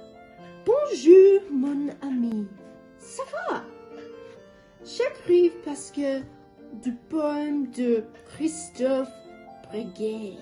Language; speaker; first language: French; non-native, learner; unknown